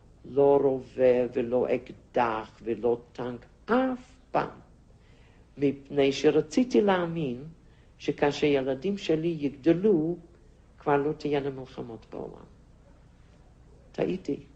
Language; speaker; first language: Hebrew; non-native, fluent; Yiddish